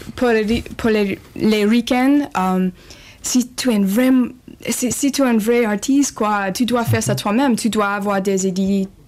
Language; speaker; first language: French; non-native, learner; English